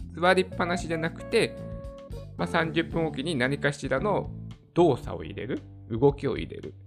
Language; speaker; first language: Japanese; native; Japanese